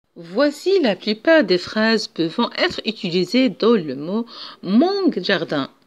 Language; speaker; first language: French; non-native, local second language; Arabic